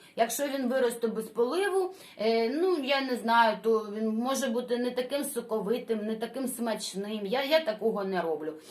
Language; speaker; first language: Ukrainian; non-native, local second language; Russian